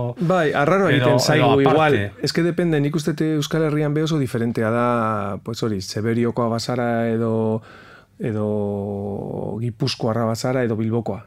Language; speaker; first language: Basque; non-native, local second language; Spanish